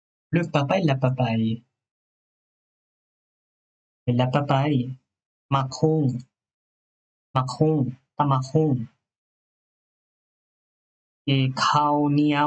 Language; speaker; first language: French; non-native, fluent; Thai